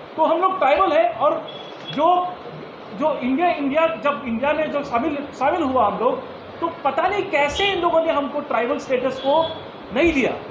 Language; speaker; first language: Hindi; non-native, local second language; Manipuri